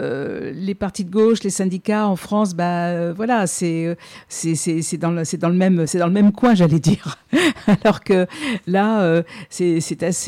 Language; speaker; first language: French; native; French